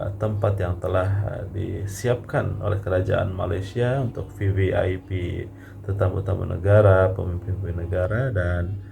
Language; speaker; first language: Malay; non-native, fluent; Indonesian